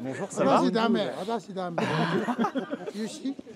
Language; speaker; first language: Japanese; native; Japanese